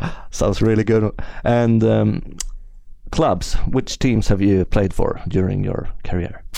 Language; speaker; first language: English; non-native, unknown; Swedish